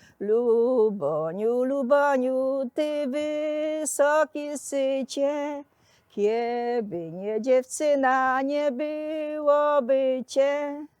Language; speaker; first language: Polish; native; Polish